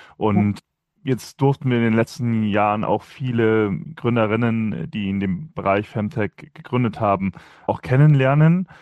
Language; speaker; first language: German; native; German